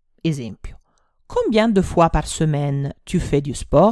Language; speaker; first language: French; non-native, fluent; Italian